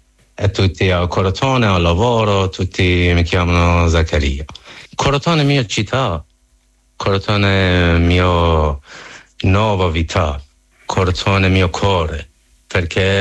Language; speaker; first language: Italian; non-native, learner; Persian